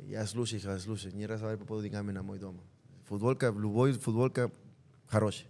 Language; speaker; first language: Russian; non-native, learner; Spanish